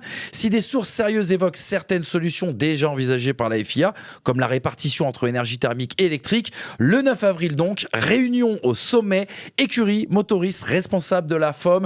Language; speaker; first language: French; native; French